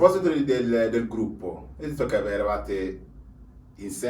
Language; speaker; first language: Italian; native; Italian